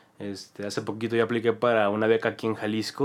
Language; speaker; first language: Spanish; native; Spanish